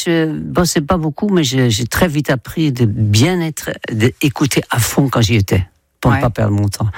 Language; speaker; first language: French; non-native, fluent; Dutch